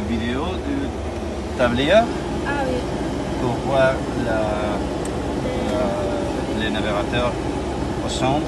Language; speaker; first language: French; non-native, learner; Spanish